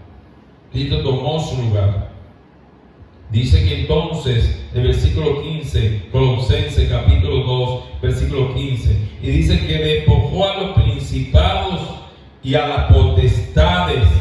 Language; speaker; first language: Spanish; native; Spanish